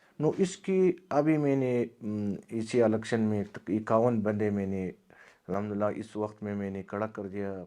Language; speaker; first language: Urdu; non-native, local second language; Pashto